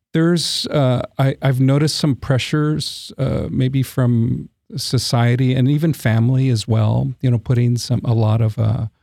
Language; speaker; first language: English; native; English